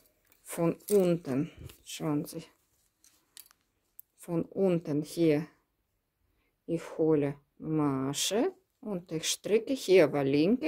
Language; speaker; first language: German; non-native, learner; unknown